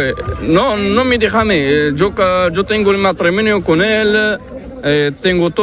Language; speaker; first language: Spanish; non-native, learner; Arabic